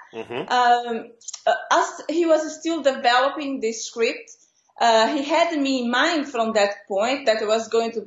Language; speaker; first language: English; non-native, fluent; Portuguese